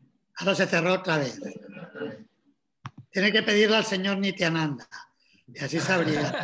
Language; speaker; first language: Spanish; native; Spanish